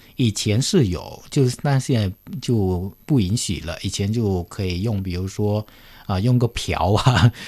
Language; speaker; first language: Chinese; early bilingual, heritage; Khmer